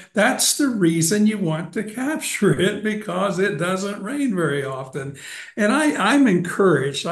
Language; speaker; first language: English; native; English